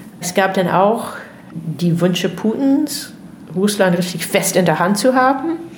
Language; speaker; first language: German; non-native, fluent; English